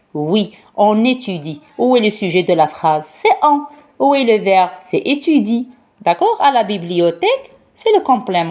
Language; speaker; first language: French; non-native, local second language; Arabic